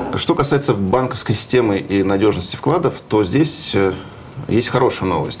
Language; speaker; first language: Russian; native; Russian